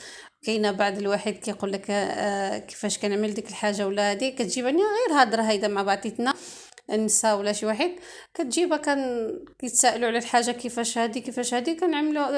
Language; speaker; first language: Arabic; native; Arabic